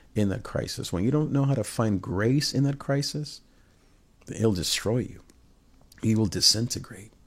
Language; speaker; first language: English; early bilingual, other home language; Spanish